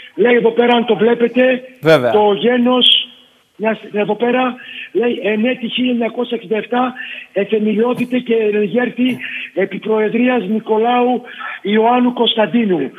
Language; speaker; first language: Greek; native; Greek